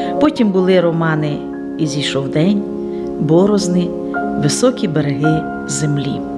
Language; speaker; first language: Ukrainian; native; Ukrainian